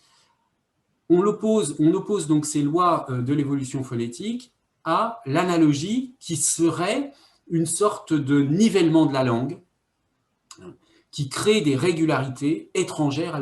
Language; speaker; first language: French; native; French